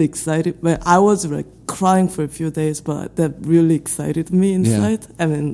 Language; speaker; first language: English; non-native, fluent; Korean